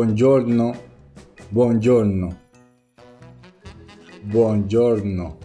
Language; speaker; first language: Italian; non-native, learner; Spanish